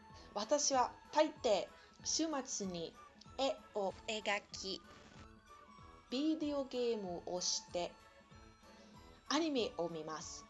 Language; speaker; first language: Japanese; non-native, learner; Portuguese